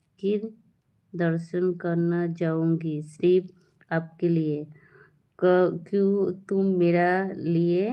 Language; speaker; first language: Hindi; non-native, learner; Bangla